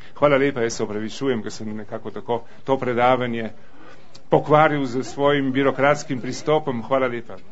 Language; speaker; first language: Slovenian; native; Slovenian